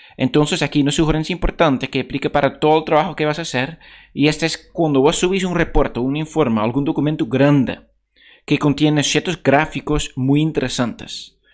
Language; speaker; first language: Spanish; non-native, fluent; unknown